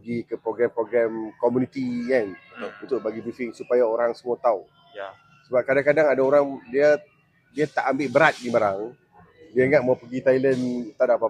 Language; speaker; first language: Malay; native; Malay